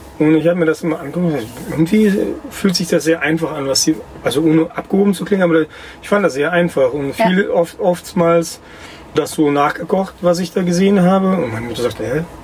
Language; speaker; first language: German; early bilingual, other home language; Russian